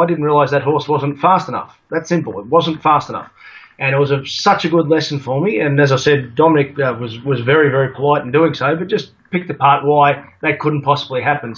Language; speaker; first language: English; native; English